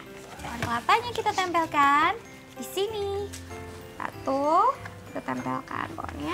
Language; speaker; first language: Indonesian; native; Indonesian